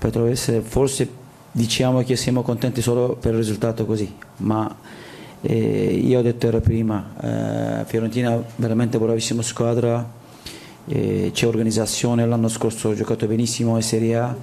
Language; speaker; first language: Italian; non-native, learner; Turkish